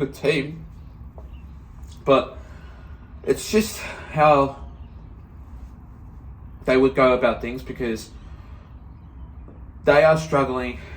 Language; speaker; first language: English; native; English